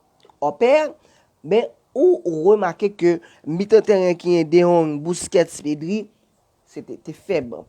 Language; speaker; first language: French; non-native, learner; Haitian Creole